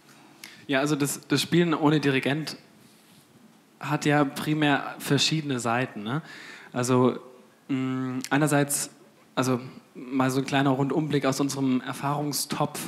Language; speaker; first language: German; native; German